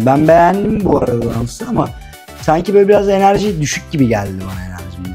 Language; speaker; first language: Turkish; native; Turkish